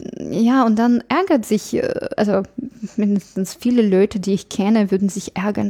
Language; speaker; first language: German; non-native, fluent; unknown